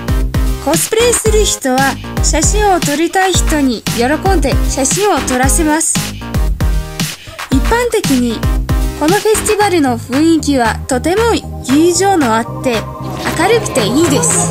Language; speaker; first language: Japanese; non-native, fluent; Russian